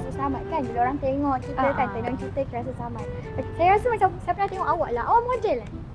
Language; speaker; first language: Malay; native; Malay